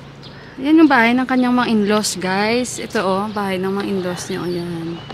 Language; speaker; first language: Filipino; native; Filipino